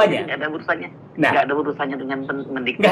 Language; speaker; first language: Indonesian; native; Indonesian